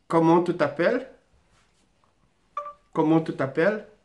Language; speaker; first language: French; non-native, learner; Portuguese